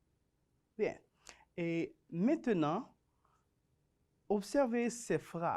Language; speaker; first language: French; non-native, fluent; Spanish